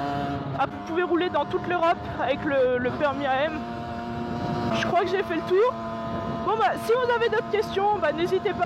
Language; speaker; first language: French; native; French